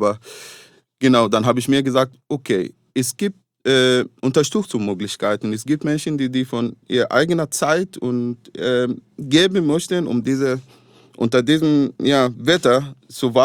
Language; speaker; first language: German; non-native, fluent; Arabic